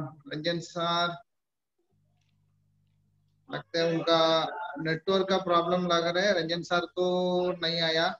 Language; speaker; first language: Hindi; non-native, fluent; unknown